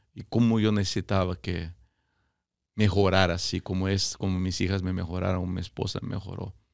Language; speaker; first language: Spanish; early bilingual, heritage; Spanish